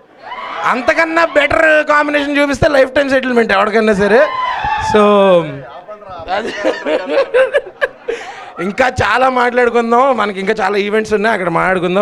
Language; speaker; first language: Telugu; native; Telugu